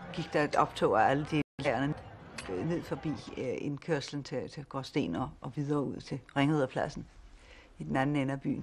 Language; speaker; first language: Danish; native; Danish